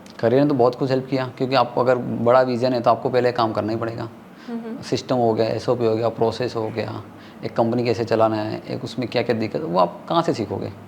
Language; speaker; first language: Hindi; non-native, local second language; Tamil